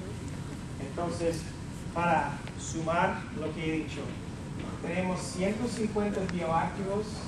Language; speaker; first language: Spanish; early bilingual, heritage; English